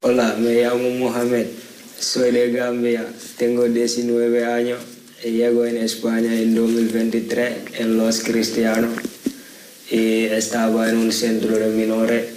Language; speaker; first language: Spanish; non-native, learner; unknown